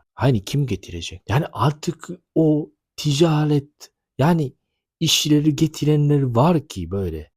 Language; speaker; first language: Turkish; non-native, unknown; Japanese